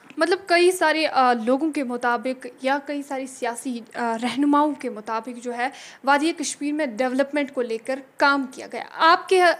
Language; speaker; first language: Hindi; non-native, local second language; Kashmiri